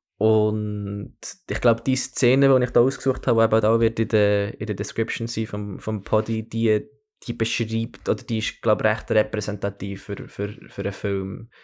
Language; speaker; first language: German; native; German